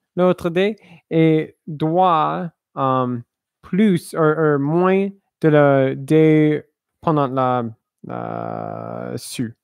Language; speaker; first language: French; non-native, learner; English